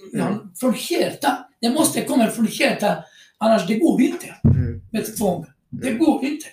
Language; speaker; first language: Swedish; non-native, fluent; Croatian